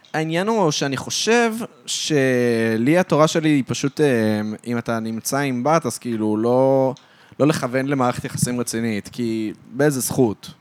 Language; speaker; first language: Hebrew; early bilingual, other home language; French